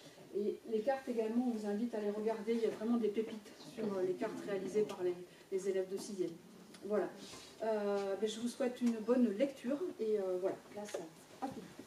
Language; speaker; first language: French; native; French